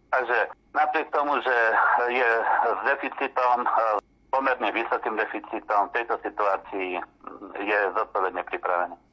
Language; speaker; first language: Slovak; native; Slovak